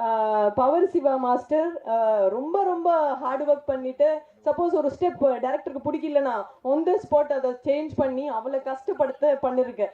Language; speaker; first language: Tamil; non-native, fluent; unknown